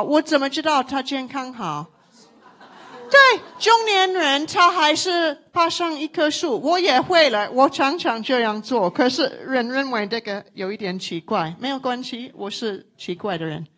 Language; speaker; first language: Chinese; non-native, local second language; English